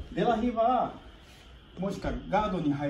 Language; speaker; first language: Japanese; non-native, learner; Portuguese